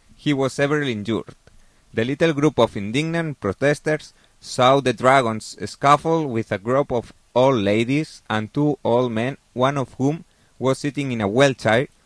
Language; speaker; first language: English; non-native, fluent; Catalan